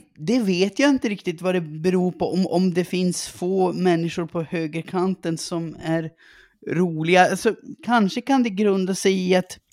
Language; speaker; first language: Swedish; native; Swedish